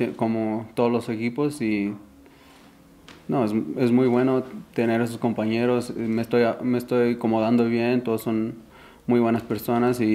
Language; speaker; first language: Spanish; early bilingual, heritage; Spanish